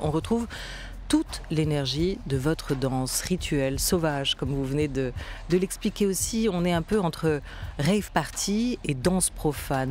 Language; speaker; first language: French; native; French